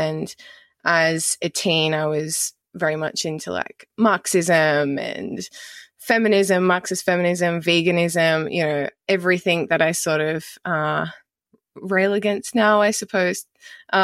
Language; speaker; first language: English; native; English